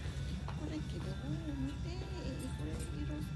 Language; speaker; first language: Japanese; non-native, learner; Vietnamese